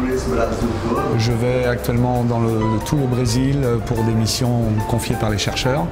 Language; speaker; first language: French; non-native, fluent; Portuguese